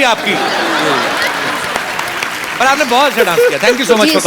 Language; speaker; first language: Hindi; native; Hindi